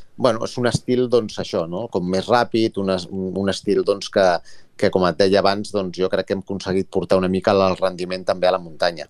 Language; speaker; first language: Catalan; native; Catalan